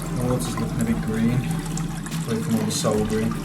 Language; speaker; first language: English; native; English